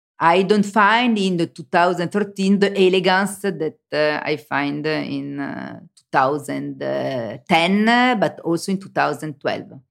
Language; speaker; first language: English; non-native, learner; Italian